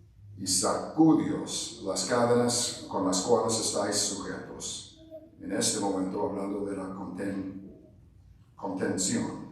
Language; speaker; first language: Spanish; non-native, fluent; English